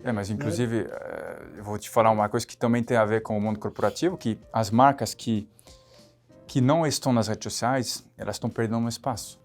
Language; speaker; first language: Portuguese; non-native, fluent; French